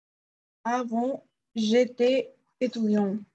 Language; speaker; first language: French; non-native, learner; Spanish